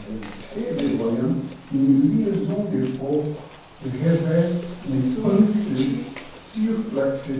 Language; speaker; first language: French; non-native, fluent; Portuguese